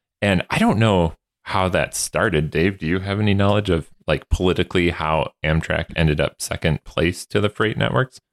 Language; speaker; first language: English; native; English